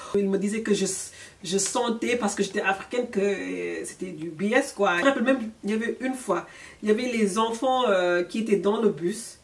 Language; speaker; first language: French; non-native, local second language; Wolof